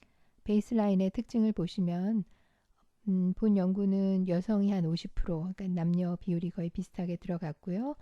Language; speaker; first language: Korean; native; Korean